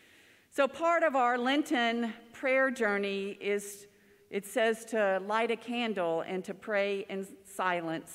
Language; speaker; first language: English; native; English